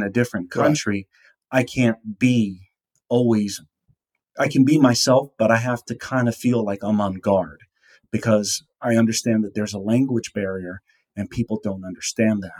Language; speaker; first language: English; native; English